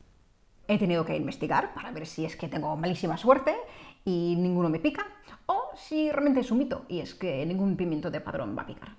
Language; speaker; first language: Spanish; non-native, fluent; English